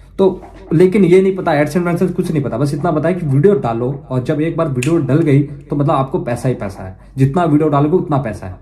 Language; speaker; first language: Hindi; native; Hindi